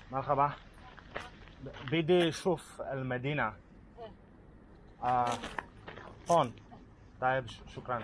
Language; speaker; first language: Arabic; non-native, learner; Hebrew